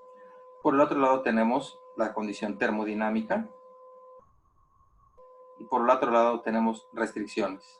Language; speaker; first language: Spanish; native; Spanish